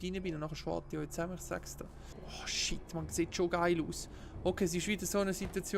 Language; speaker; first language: German; native; German